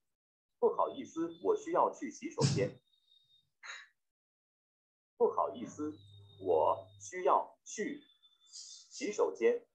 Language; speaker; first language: Chinese; non-native, learner; Vietnamese